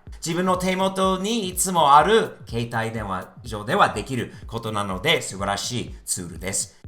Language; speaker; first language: Japanese; non-native, fluent; English